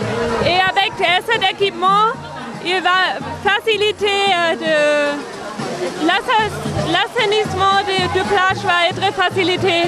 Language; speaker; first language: French; non-native, fluent; German